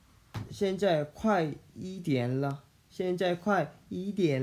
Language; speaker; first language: Chinese; non-native, learner; Korean